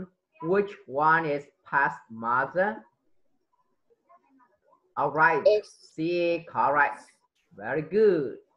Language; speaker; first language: English; non-native, fluent; Vietnamese